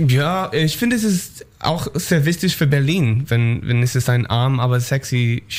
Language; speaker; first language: German; non-native, learner; English